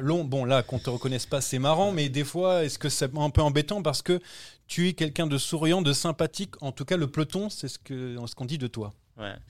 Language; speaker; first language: French; native; French